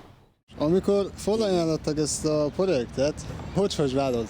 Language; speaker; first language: Hungarian; non-native, fluent; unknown